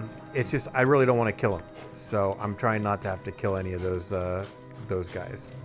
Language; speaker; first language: English; native; English